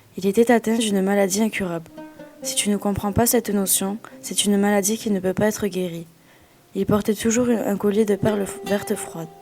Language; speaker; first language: French; native; French